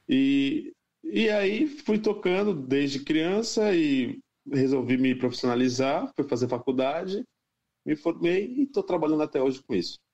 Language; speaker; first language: Portuguese; native; Portuguese